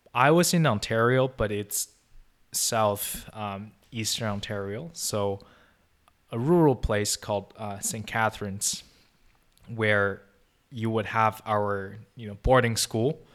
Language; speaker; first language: English; non-native, fluent; Chinese